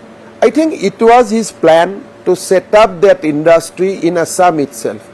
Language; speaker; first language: English; non-native, local second language; Assamese